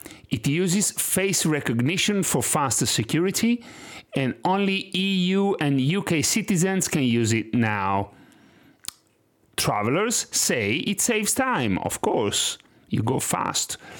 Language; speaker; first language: English; non-native, fluent; Italian